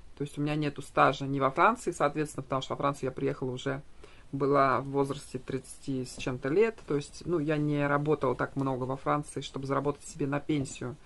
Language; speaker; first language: Russian; native; Russian